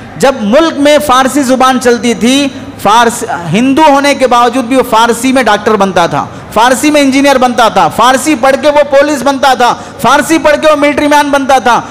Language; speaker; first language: Urdu; native; Urdu